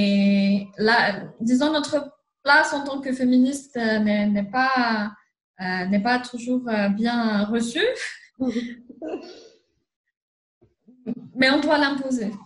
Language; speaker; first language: French; non-native, local second language; Arabic